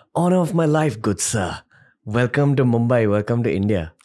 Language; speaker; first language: English; non-native, local second language; Hindi